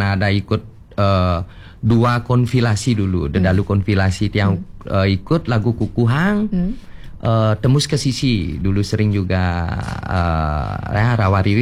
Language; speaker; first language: Indonesian; native; Indonesian